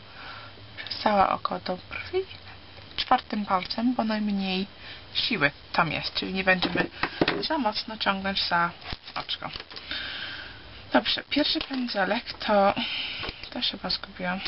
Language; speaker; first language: Polish; early bilingual, heritage; Polish